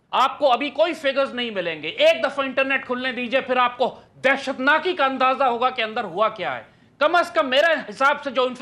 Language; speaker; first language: Urdu; native; Urdu